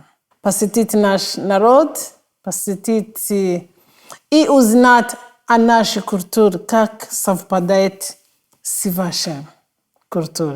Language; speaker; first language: Russian; non-native, fluent; Kinyarwanda